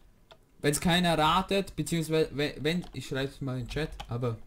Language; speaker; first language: German; native; German